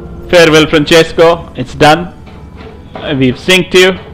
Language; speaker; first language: English; non-native, local second language; Hindi